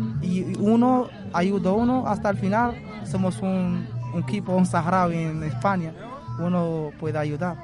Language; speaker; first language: Spanish; non-native, learner; Arabic